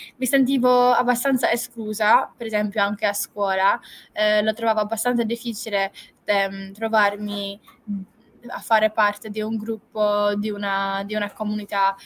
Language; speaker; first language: Italian; non-native, fluent; English